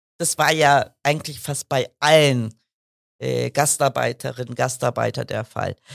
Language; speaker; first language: German; early bilingual, other home language; Kurdish